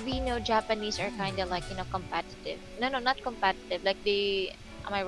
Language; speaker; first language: English; non-native, local second language; Filipino